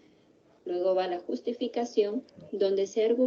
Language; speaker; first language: Spanish; native; Spanish